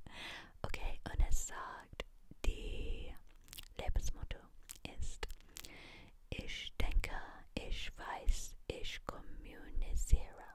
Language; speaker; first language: German; non-native, learner; English